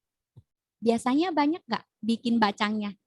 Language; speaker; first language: Indonesian; native; Indonesian